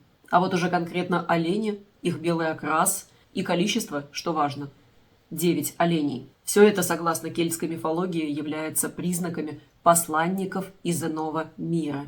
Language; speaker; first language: Russian; native; Russian